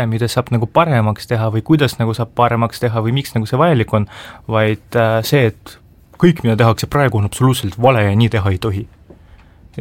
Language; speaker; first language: Estonian; native; Estonian